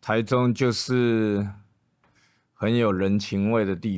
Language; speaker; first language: Chinese; native; Chinese